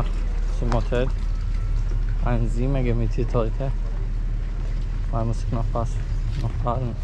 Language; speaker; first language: German; non-native, learner; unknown